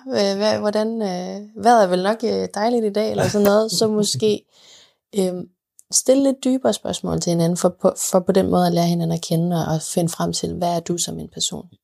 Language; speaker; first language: Danish; early bilingual, other home language; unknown